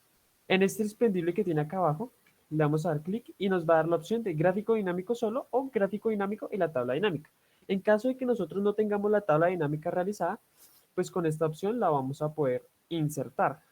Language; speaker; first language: Spanish; native; Spanish